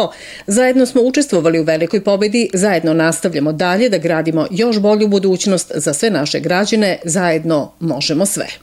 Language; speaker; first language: Serbian; native; Serbian